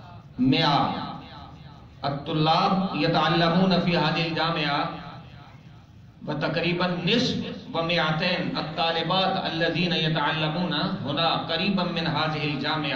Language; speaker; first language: Arabic; non-native, learner; Urdu